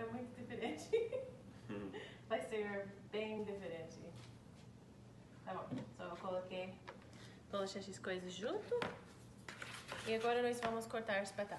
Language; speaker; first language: Portuguese; non-native, learner; English